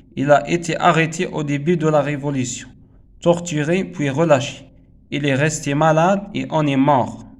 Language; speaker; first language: French; non-native, local second language; Arabic